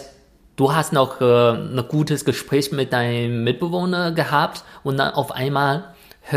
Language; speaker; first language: German; non-native, fluent; Chinese